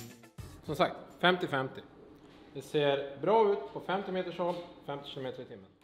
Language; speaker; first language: Swedish; native; Swedish